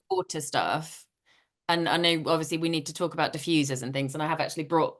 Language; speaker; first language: English; native; English